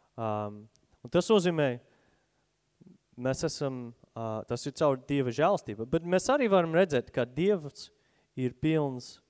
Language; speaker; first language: Latvian; non-native, fluent; English